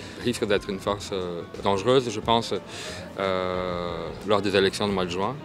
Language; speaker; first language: French; native; French